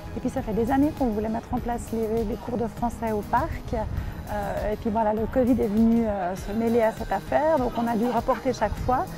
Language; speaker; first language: French; native; French